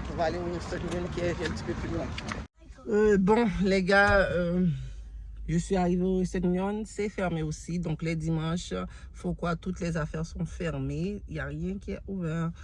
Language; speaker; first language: French; non-native, local second language; Haitian Creole